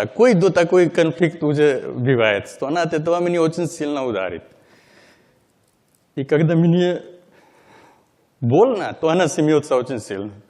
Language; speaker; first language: Russian; non-native, learner; Hindi